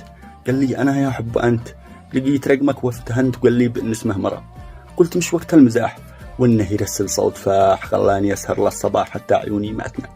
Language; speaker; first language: Arabic; native; Arabic